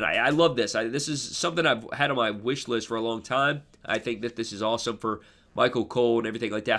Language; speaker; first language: English; native; English